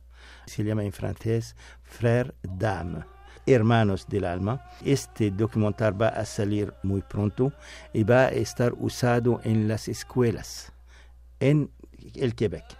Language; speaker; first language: Spanish; non-native, fluent; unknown